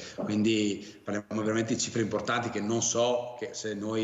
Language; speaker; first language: Italian; native; Italian